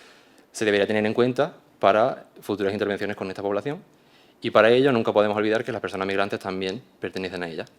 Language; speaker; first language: Spanish; native; Spanish